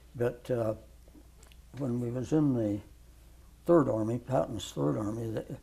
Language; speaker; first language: English; native; English